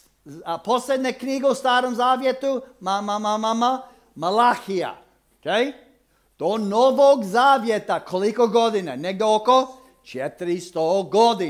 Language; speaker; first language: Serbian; non-native, fluent; English